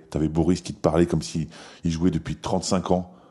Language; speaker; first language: French; native; French